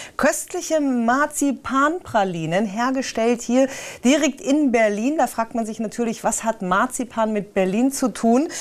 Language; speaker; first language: German; native; German